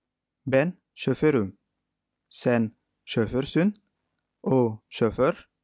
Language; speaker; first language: Turkish; non-native, fluent; Indonesian